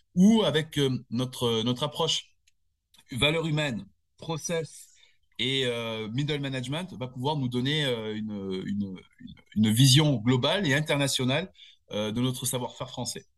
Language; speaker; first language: French; native; French